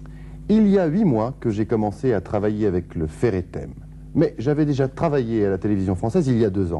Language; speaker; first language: French; native; French